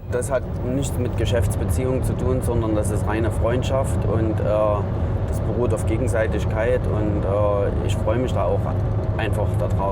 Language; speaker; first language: German; native; German